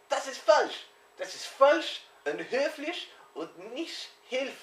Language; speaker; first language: German; non-native, learner; English